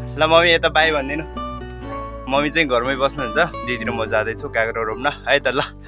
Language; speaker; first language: Nepali; non-native, local second language; Eastern Tamang